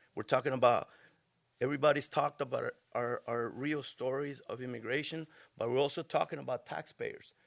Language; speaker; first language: English; early bilingual, other home language; Spanish